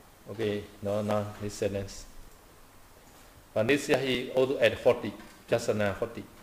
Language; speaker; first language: English; non-native, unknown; Burmese